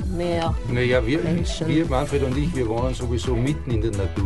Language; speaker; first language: German; native; German